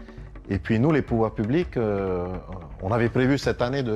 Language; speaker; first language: French; native; French